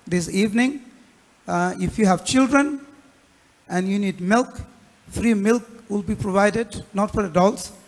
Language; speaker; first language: English; non-native, local second language; Bangla